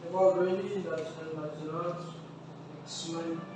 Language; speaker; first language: English; non-native, learner; Indonesian